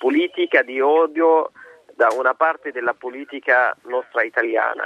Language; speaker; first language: Italian; non-native, fluent; Arabic